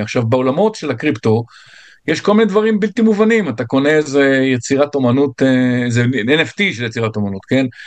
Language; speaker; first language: Hebrew; native; Hebrew